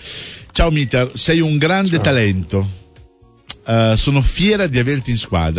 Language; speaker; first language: Italian; native; Italian